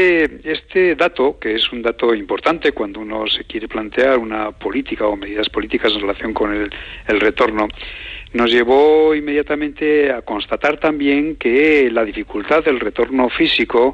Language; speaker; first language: Spanish; native; Spanish